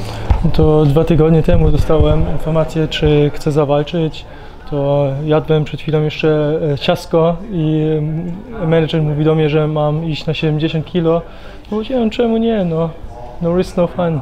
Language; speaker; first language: Polish; early bilingual, heritage; Polish